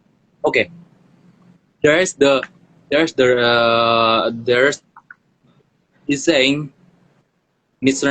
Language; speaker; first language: English; non-native, learner; Indonesian